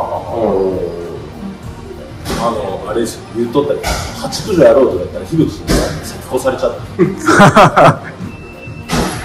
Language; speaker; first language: Japanese; native; Japanese